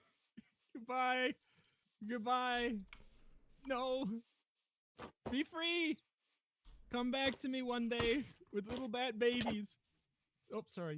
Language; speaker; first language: English; native; English